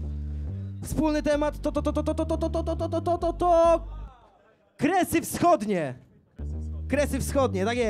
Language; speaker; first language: Polish; native; Polish